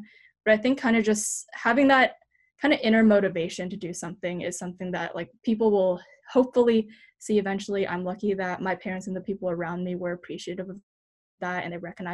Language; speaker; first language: English; native; English